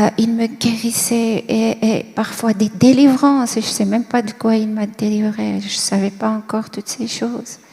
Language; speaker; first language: French; non-native, local second language; Kabyle